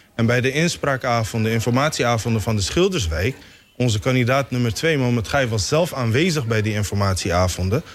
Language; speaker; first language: Dutch; non-native, fluent; Somali